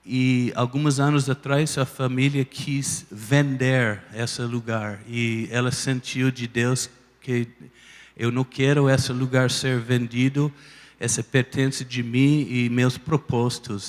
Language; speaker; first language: Portuguese; non-native, fluent; English